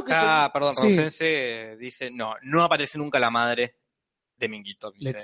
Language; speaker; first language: Spanish; native; Spanish